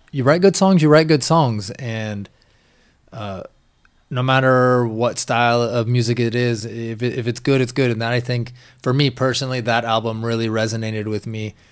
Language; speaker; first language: English; native; English